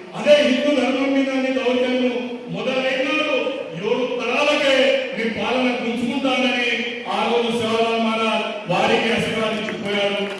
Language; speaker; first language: Telugu; non-native, local second language; Lambadi